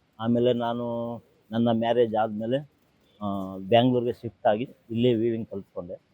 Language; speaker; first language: Kannada; non-native, local second language; Telugu